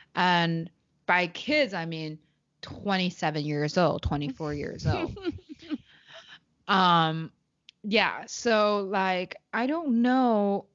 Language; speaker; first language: English; non-native, fluent; Chinese